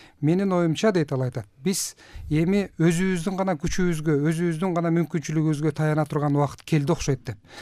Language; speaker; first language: Kyrgyz; native; Kyrgyz